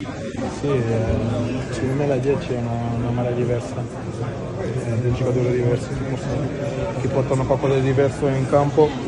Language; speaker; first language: Italian; non-native, fluent; Portuguese